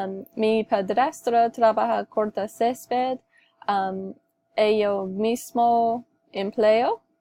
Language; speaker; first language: Spanish; non-native, learner; English